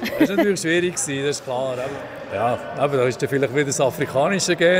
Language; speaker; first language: German; native; German